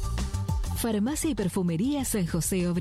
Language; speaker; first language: Spanish; native; Spanish